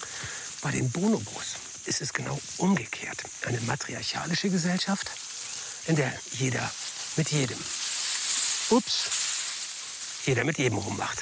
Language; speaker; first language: German; native; German